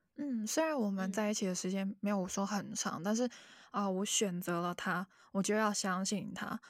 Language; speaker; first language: Chinese; native; Chinese